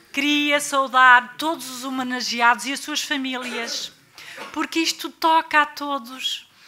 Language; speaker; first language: Portuguese; native; Portuguese